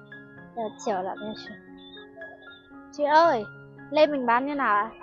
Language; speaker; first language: Chinese; non-native, fluent; Vietnamese